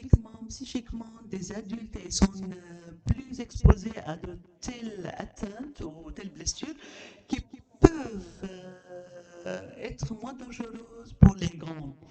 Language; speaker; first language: French; non-native, fluent; Arabic